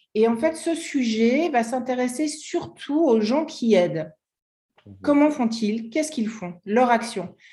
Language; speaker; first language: French; native; French